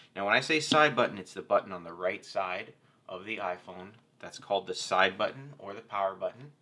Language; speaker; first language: English; native; English